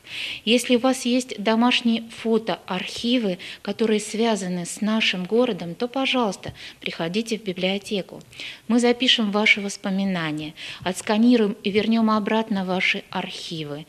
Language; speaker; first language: Russian; native; Russian